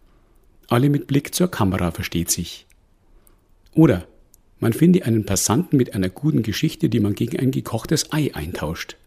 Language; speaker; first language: German; native; German